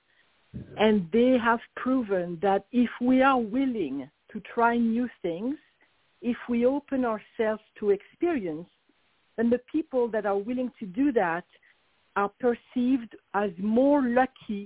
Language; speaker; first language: English; non-native, fluent; French